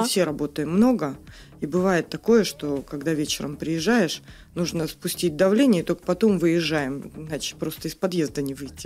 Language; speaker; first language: Russian; native; Russian